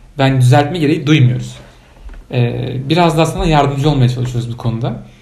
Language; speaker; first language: Turkish; native; Turkish